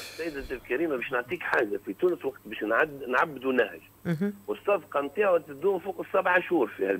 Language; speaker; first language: Arabic; native; Arabic